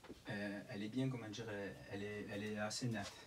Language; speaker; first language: French; native; French